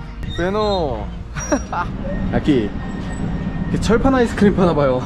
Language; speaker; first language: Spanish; non-native, learner; Korean